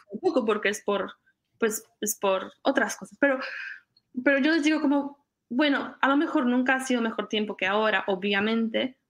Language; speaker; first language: Spanish; non-native, fluent; Czech